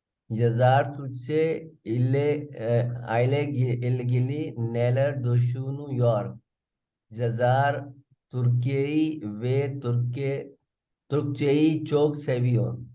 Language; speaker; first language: Turkish; non-native, learner; Urdu